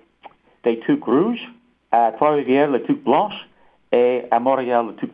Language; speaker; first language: French; non-native, fluent; English